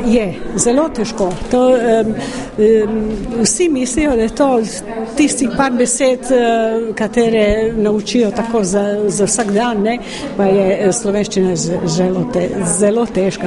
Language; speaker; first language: Slovenian; non-native, learner; Croatian